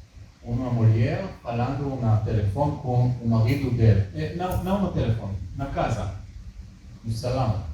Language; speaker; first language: Portuguese; early bilingual, heritage; Hebrew